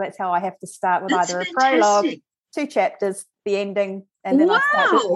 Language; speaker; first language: English; native; English